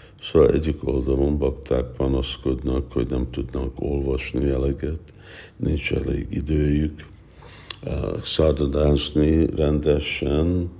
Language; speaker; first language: Hungarian; early bilingual, heritage; Hungarian